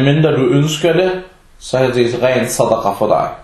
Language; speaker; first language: Danish; early bilingual, other home language; Arabic